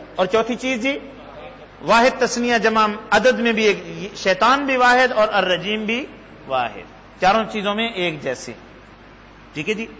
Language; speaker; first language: Urdu; native; Urdu